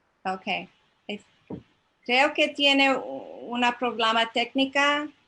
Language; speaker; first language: Spanish; non-native, learner; English